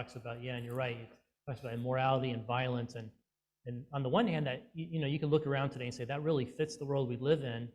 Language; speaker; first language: English; native; English